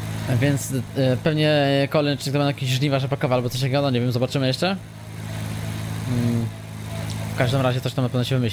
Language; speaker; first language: Polish; native; Polish